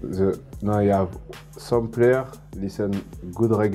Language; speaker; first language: English; non-native, learner; French